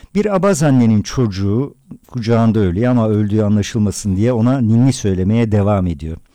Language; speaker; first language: Turkish; native; Turkish